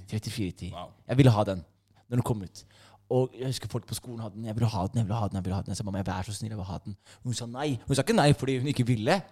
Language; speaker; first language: Norwegian; native; Norwegian